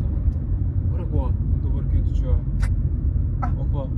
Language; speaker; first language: Italian; early bilingual, other home language; Filipino